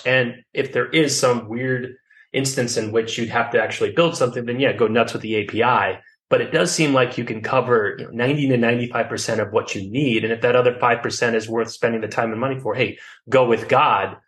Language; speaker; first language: English; native; English